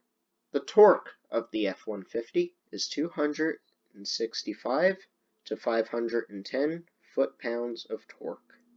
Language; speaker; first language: English; native; English